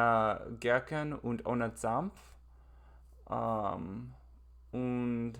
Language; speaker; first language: German; non-native, learner; English